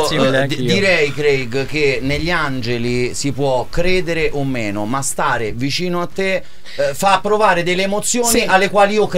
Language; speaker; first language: Italian; native; Italian